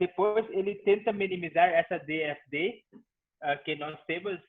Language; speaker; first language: Portuguese; non-native, fluent; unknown